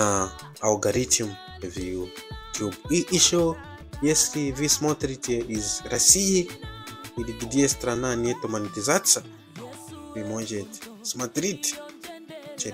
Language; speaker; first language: Russian; non-native, fluent; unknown